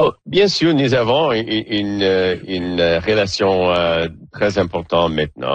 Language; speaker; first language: French; non-native, fluent; English